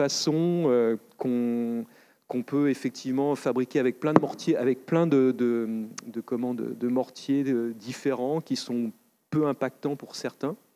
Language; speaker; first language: French; native; French